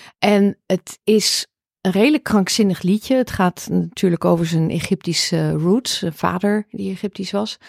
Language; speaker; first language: Dutch; early bilingual, heritage; Dutch